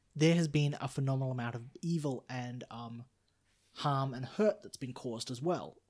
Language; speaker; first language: English; native; English